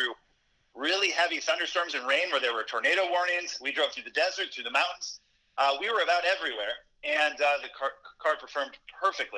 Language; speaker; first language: English; native; English